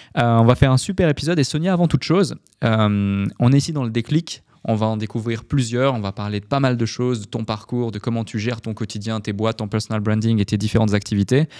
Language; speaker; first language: French; native; French